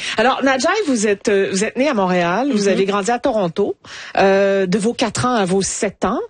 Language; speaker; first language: French; native; French